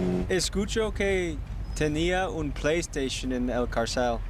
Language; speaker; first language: Spanish; non-native, learner; English